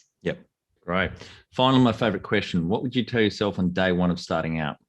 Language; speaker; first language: English; native; English